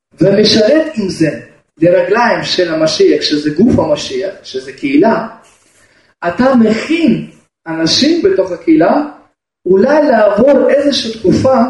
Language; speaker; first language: Hebrew; non-native, fluent; Russian